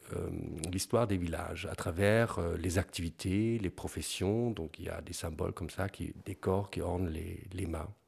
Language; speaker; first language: French; non-native, fluent; German